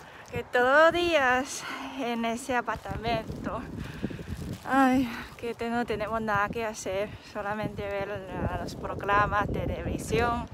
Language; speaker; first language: Spanish; non-native, fluent; Chinese